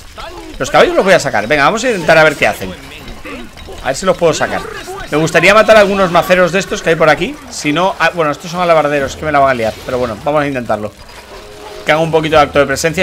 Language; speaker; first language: Spanish; native; Spanish